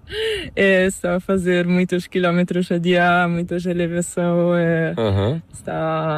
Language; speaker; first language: Spanish; non-native, learner; Italian